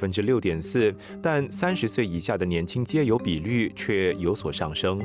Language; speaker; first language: Chinese; native; Chinese